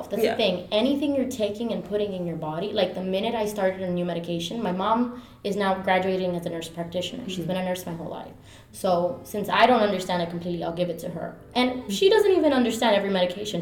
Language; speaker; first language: English; early bilingual, other home language; Spanish